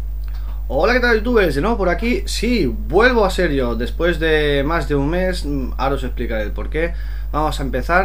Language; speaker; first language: Spanish; native; Spanish